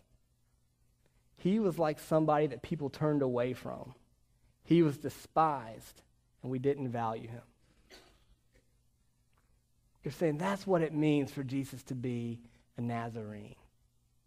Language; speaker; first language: English; native; English